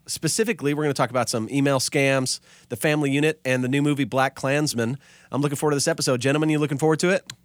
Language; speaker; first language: English; native; English